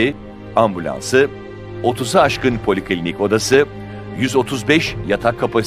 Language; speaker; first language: Turkish; native; Turkish